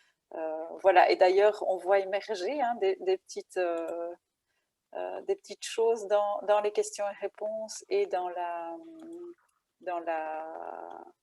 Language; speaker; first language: French; native; French